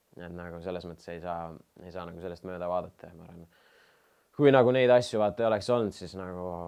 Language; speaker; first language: Estonian; non-native, local second language; Russian